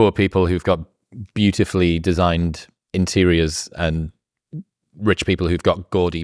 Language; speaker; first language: English; native; English